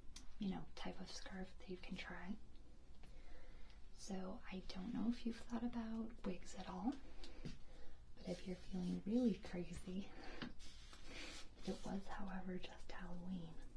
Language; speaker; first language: English; native; English